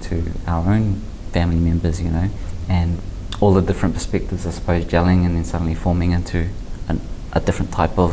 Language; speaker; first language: English; native; English